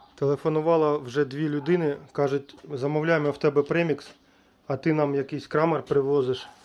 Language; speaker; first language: Ukrainian; native; Ukrainian